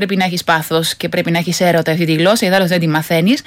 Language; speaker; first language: Greek; non-native, fluent; Spanish